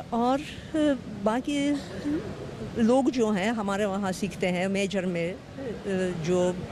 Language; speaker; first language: Hindi; non-native, fluent; Russian